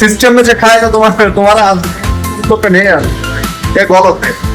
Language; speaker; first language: Hindi; non-native, learner; Bangla